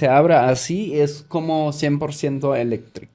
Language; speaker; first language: Spanish; native; Spanish